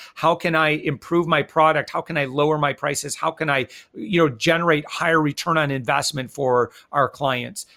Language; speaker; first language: English; native; English